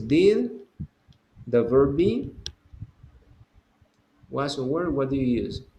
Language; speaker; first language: English; non-native, fluent; Spanish